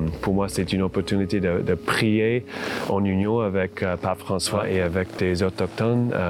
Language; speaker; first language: French; non-native, fluent; English